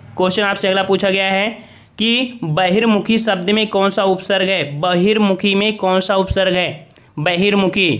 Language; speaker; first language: Hindi; native; Hindi